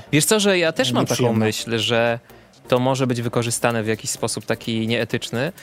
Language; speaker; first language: Polish; native; Polish